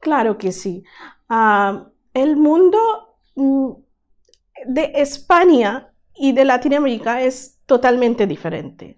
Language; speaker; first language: Spanish; non-native, learner; Bangla